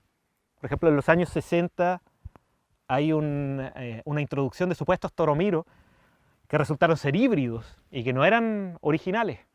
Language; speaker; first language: Spanish; native; Spanish